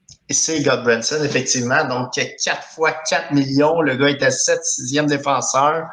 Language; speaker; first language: French; native; French